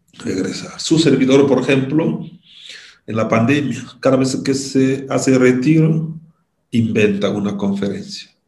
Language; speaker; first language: Spanish; non-native, fluent; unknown